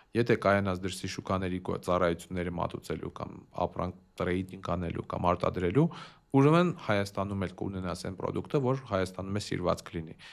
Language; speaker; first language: Armenian; early bilingual, heritage; Armenian